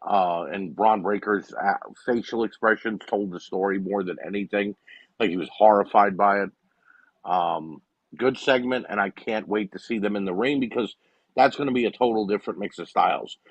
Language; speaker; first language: English; native; English